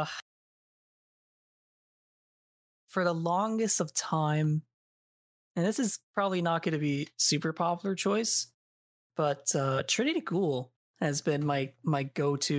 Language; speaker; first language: English; native; English